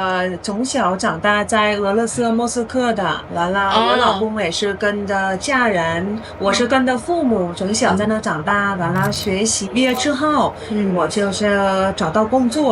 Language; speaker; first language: Chinese; non-native, fluent; Vietnamese